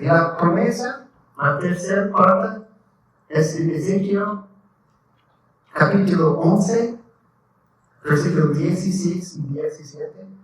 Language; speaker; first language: Spanish; non-native, learner; English